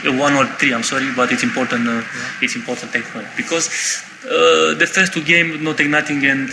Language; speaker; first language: English; non-native, learner; Romanian